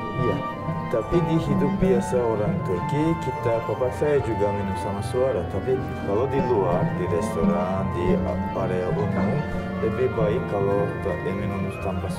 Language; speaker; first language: Indonesian; non-native, fluent; Turkish